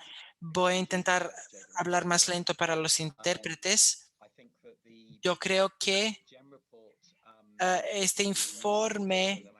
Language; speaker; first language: Spanish; non-native, fluent; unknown